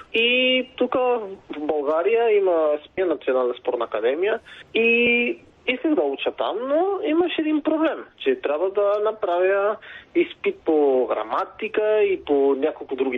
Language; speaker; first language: Bulgarian; non-native, fluent; Spanish